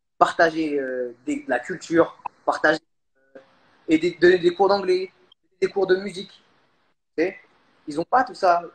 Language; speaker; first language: French; early bilingual, other home language; Khmer